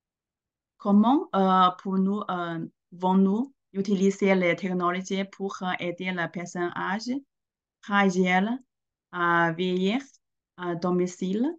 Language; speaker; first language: French; non-native, learner; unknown